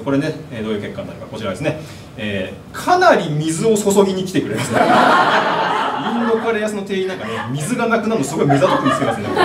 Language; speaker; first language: Japanese; native; Japanese